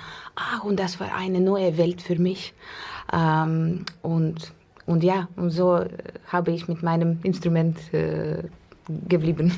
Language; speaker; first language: German; non-native, learner; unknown